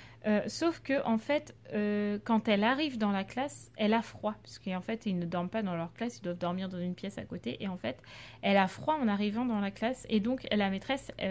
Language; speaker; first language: French; native; French